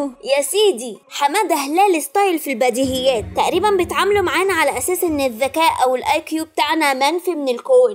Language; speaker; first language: Arabic; native; Arabic